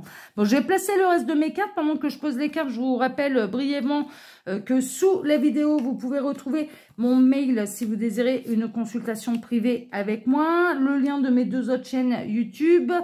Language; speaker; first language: French; native; French